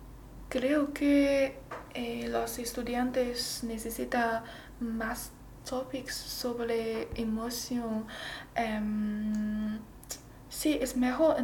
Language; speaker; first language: Spanish; non-native, learner; Chinese